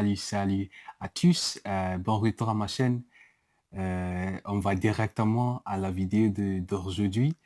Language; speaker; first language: French; non-native, learner; English